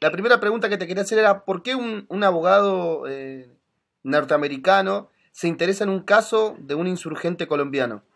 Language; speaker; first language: Spanish; native; Spanish